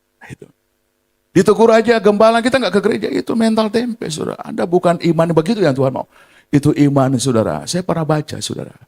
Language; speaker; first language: Indonesian; native; Indonesian